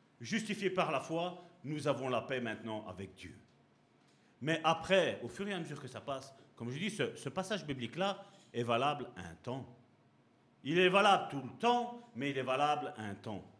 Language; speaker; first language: French; native; French